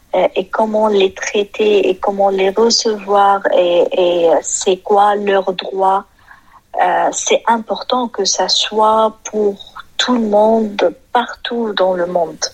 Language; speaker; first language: French; non-native, fluent; Arabic